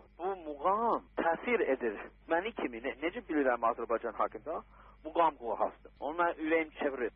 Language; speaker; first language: Azerbaijani; non-native, learner; English